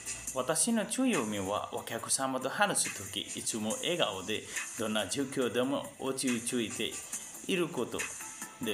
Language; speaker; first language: Japanese; non-native, learner; Nepali